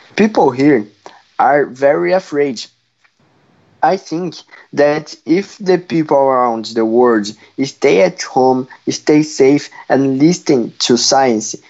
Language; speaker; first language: English; non-native, fluent; Portuguese